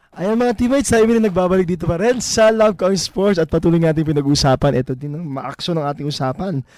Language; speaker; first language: Filipino; native; Filipino